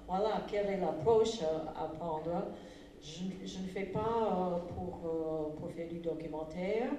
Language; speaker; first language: French; non-native, fluent; English